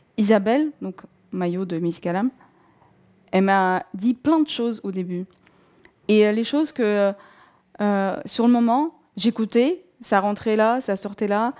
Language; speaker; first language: French; non-native, fluent; Russian